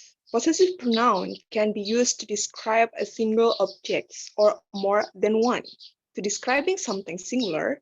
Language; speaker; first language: English; non-native, learner; Indonesian